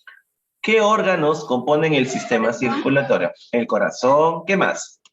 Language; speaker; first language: Spanish; native; Spanish